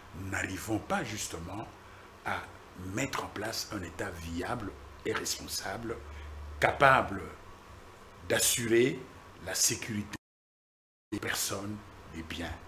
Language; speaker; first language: French; non-native, local second language; Lingala